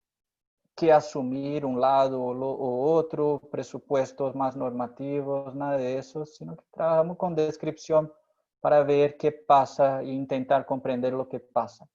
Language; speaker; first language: Spanish; non-native, fluent; Portuguese